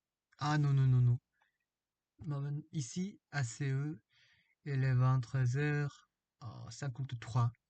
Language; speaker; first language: French; non-native, fluent; Korean